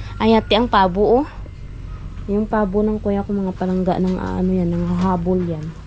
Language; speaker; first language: Filipino; non-native, local second language; Hiligaynon